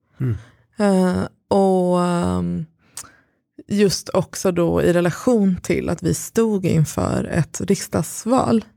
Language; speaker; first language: Swedish; early bilingual, other home language; Persian